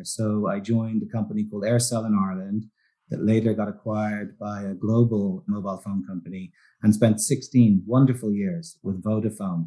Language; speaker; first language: English; native; English